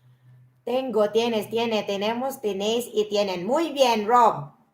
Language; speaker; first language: Spanish; non-native, fluent; Filipino